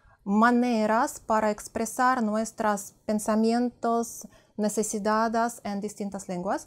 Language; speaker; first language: Spanish; non-native, fluent; Russian